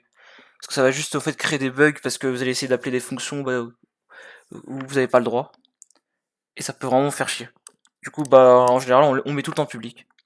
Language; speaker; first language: French; native; French